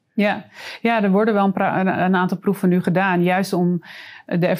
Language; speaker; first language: Dutch; native; Dutch